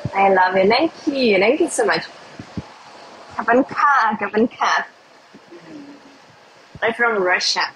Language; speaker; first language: English; non-native, learner; Russian